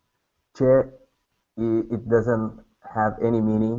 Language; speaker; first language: English; non-native, learner; Portuguese